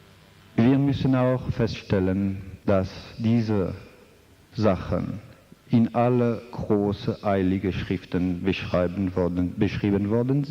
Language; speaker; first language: German; non-native, fluent; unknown